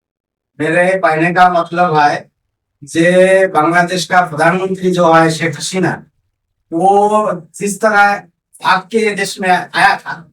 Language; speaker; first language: Hindi; non-native, local second language; Bangla